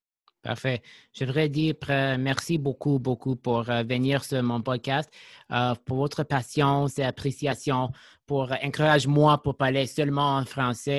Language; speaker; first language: French; non-native, learner; English